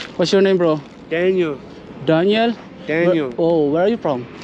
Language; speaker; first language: English; non-native, learner; Filipino